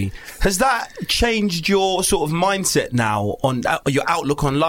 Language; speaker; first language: English; native; English